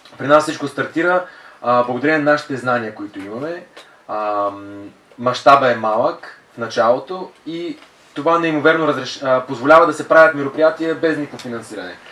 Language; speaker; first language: Bulgarian; native; Bulgarian